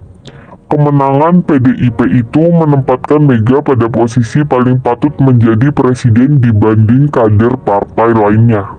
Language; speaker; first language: Indonesian; native; Indonesian